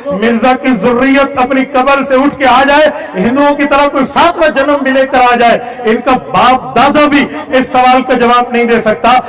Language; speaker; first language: Urdu; non-native, local second language; Saraiki